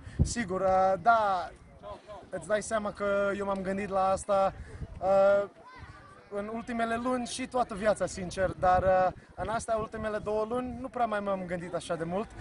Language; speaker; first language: Romanian; early bilingual, heritage; Romanian